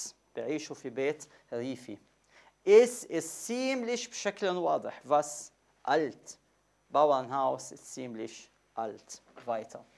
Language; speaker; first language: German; non-native, fluent; Arabic